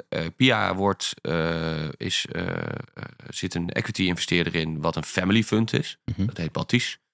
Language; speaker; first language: Dutch; native; Dutch